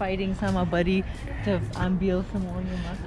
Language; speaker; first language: Indonesian; non-native, learner; English